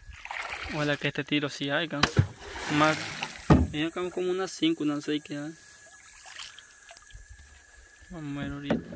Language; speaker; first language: Spanish; native; Spanish